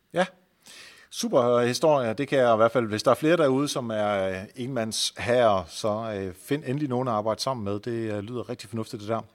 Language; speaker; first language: Danish; non-native, fluent; Dutch